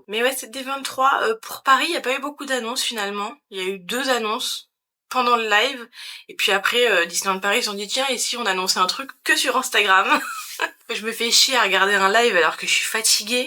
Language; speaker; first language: French; native; French